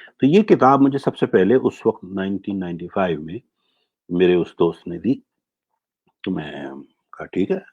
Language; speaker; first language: Urdu; native; Urdu